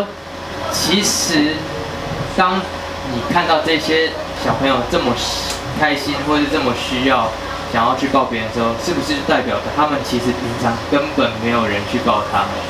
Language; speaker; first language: Chinese; native; Chinese